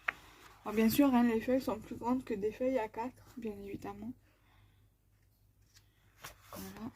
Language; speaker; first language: French; native; French